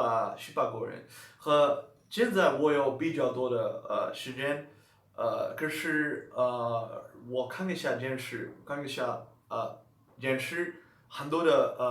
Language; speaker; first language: Chinese; non-native, learner; Dutch